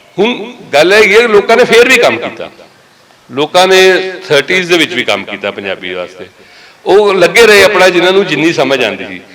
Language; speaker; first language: Punjabi; native; Punjabi